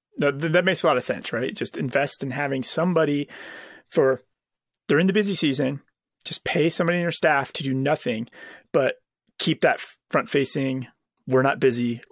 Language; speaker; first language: English; native; English